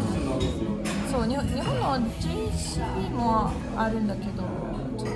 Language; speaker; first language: Japanese; non-native, fluent; Russian